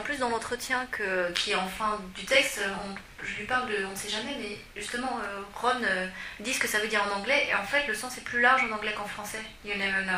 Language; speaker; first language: French; native; French